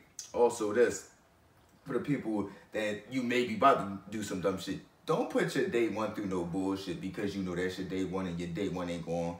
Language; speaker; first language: English; native; English